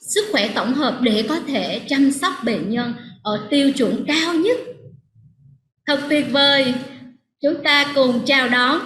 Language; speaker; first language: Vietnamese; native; Vietnamese